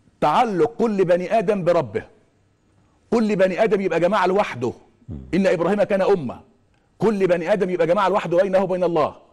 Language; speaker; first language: Arabic; native; Arabic